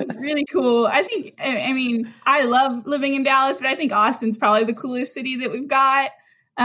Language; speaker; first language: English; native; English